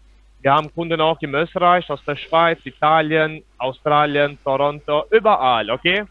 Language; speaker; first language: German; non-native, fluent; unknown